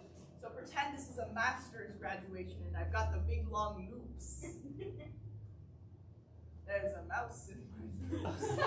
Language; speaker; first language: English; native; English